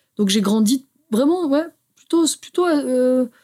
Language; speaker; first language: French; native; French